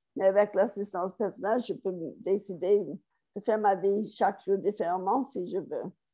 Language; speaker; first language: French; non-native, fluent; English